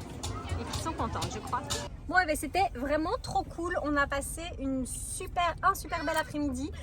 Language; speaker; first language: French; native; French